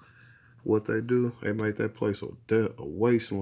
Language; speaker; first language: English; native; English